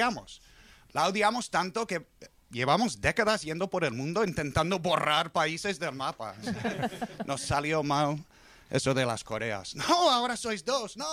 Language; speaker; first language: Spanish; non-native, fluent; English